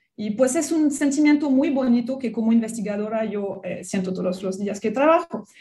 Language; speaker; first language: Spanish; non-native, fluent; French